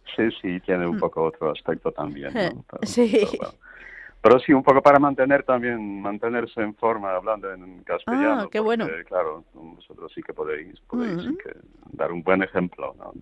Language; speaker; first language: Spanish; non-native, fluent; Polish